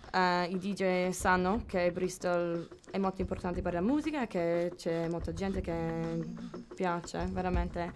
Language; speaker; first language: Italian; non-native, learner; English